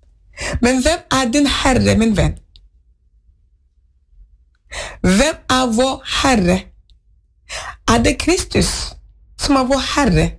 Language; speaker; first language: Norwegian; non-native, learner; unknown